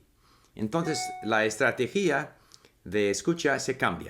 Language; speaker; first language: Spanish; non-native, fluent; English